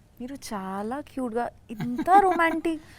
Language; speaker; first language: Telugu; non-native, learner; Bangla